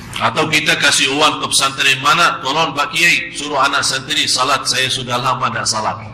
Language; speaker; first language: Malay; non-native, fluent; Arabic